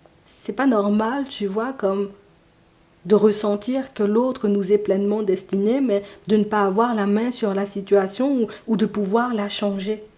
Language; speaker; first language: French; native; French